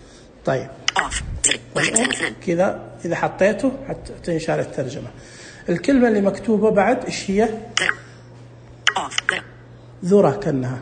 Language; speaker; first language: Arabic; native; Arabic